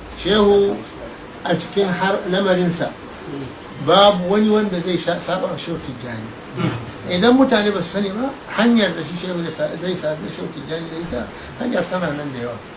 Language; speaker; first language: Hausa; non-native, local second language; Arabic